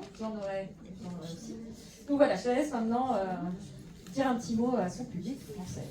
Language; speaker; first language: French; native; French